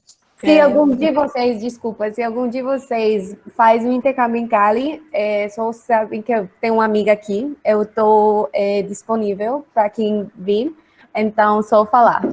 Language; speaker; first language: Portuguese; non-native, learner; Spanish